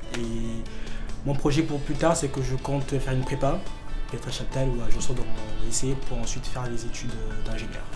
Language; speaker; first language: French; early bilingual, other home language; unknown